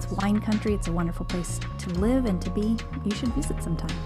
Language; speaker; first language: English; native; English